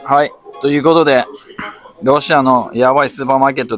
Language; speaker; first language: Japanese; native; Japanese